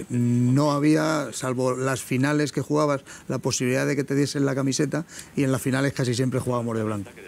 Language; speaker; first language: Spanish; native; Spanish